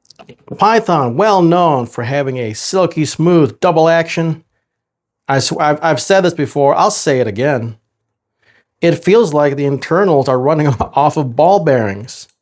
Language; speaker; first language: English; native; English